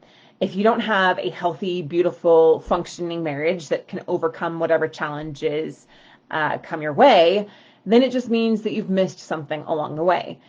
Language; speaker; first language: English; native; English